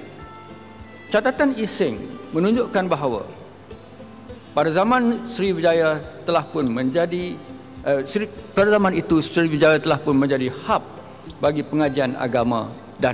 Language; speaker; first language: Malay; native; Malay